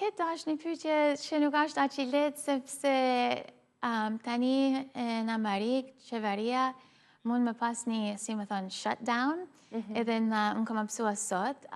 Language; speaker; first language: Albanian; early bilingual, heritage; Albanian